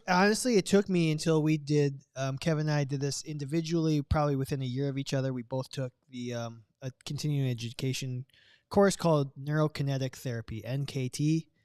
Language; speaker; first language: English; native; English